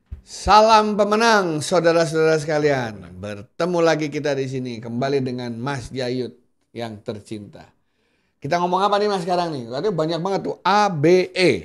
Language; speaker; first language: Indonesian; non-native, local second language; Javanese